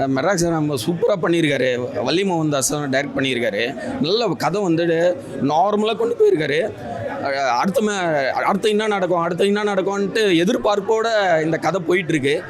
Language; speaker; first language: Tamil; native; Tamil